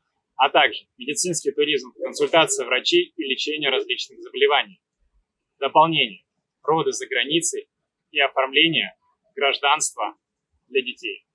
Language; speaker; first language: Russian; native; Russian